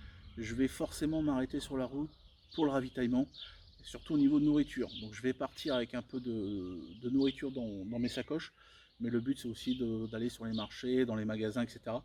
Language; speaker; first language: French; native; French